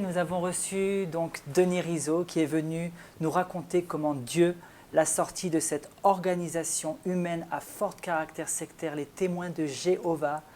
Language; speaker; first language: French; native; French